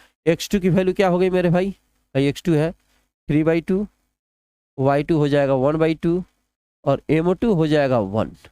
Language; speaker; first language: Hindi; non-native, local second language; Bhojpuri